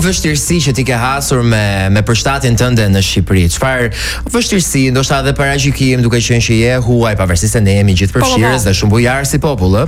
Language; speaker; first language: Albanian; native; Albanian